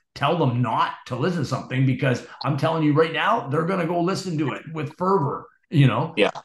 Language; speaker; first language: English; native; English